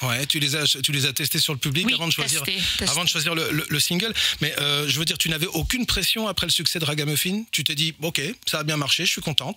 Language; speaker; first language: French; native; French